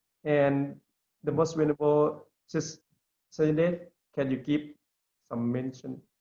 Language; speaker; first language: English; non-native, learner; Lao